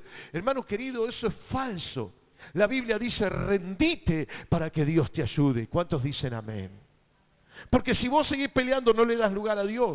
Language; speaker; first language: Spanish; native; Spanish